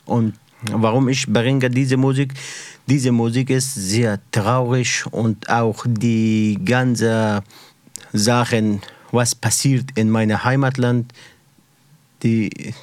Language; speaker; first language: German; non-native, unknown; Persian